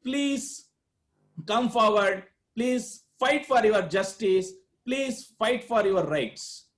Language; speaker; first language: English; non-native, local second language; Kannada